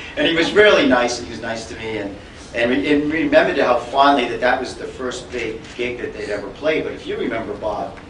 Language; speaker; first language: English; native; English